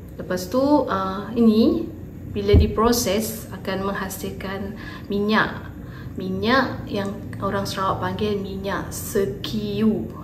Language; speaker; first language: Malay; non-native, local second language; Iban